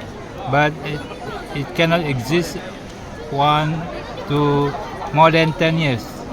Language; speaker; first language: English; non-native, learner; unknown